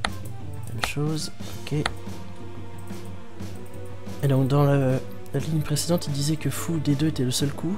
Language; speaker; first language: French; native; French